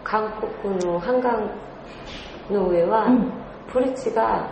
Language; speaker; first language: Japanese; non-native, learner; Korean